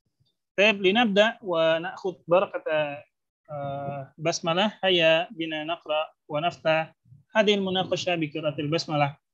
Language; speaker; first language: Arabic; non-native, fluent; Indonesian